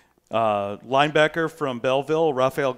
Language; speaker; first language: English; native; English